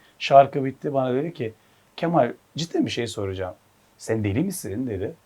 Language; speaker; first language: Turkish; early bilingual, heritage; Turkish